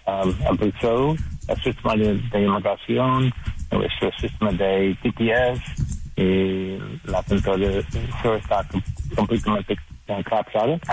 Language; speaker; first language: Spanish; non-native, learner; English